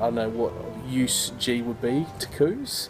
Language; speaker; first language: English; native; English